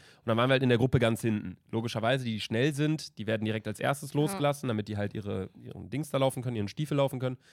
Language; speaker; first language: German; native; German